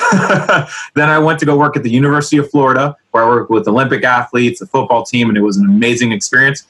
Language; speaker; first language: English; early bilingual, other home language; Spanish